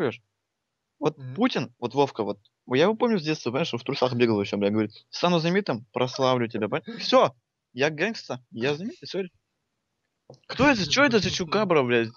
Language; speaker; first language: Russian; native; Russian